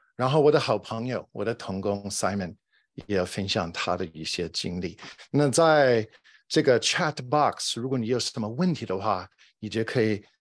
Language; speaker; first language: Chinese; non-native, fluent; English